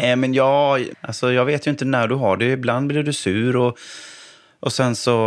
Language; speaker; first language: Swedish; native; Swedish